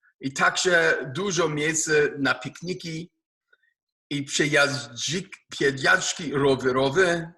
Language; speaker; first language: Polish; non-native, learner; Hebrew